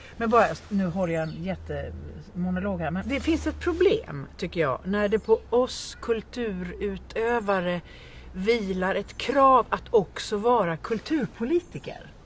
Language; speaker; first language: Swedish; native; Swedish